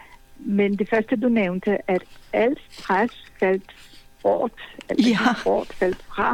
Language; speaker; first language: Danish; non-native, fluent; Polish